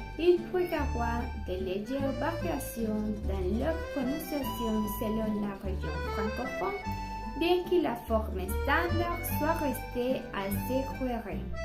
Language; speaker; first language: French; non-native, learner; Spanish